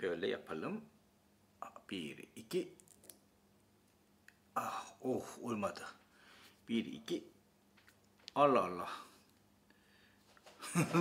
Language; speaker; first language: Turkish; non-native, fluent; Korean